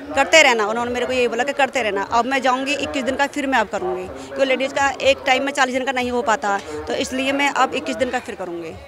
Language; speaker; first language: Hindi; native; Hindi